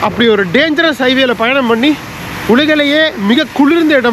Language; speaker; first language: English; non-native, local second language; Tamil